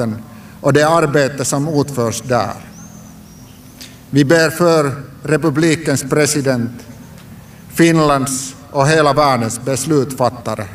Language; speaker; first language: Swedish; non-native, local second language; Finnish